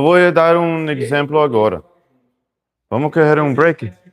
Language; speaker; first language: Portuguese; non-native, learner; Spanish